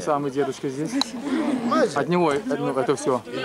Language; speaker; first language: Russian; native; Russian